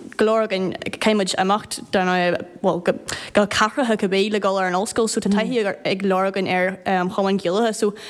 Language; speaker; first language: Irish; native; Irish